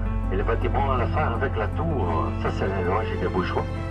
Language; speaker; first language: French; non-native, learner; Dutch